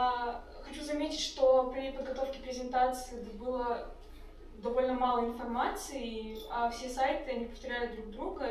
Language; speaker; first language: Russian; native; Russian